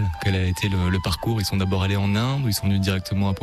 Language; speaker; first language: French; native; French